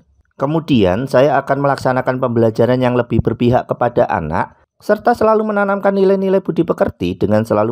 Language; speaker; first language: Indonesian; non-native, local second language; Javanese